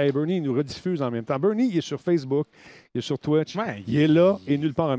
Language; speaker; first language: French; native; French